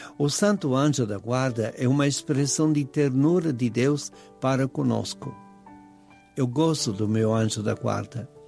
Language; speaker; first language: Portuguese; non-native, fluent; Italian